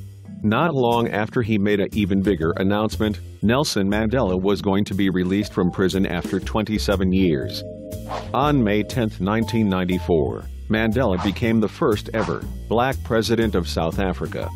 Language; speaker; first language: English; non-native, fluent; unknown